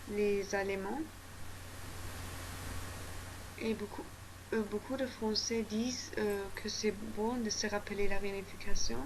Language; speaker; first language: French; non-native, learner; German